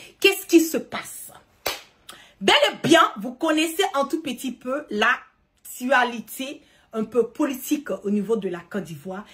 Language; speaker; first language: French; early bilingual, heritage; French